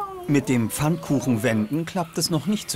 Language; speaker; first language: German; native; German